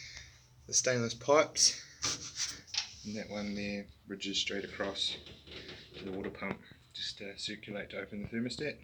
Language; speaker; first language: English; native; English